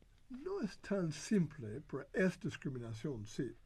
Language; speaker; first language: Spanish; non-native, fluent; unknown